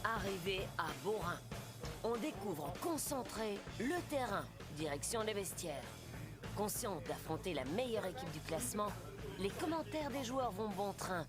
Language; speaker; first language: French; native; French